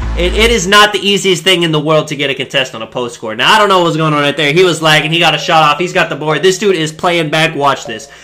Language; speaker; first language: English; native; English